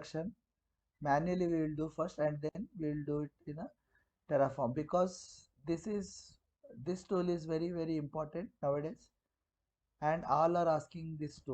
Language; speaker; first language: English; non-native, local second language; Kannada